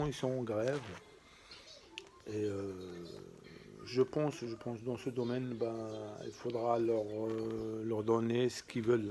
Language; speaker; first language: French; native; French